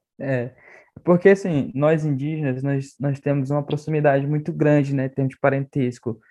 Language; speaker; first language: Portuguese; non-native, local second language; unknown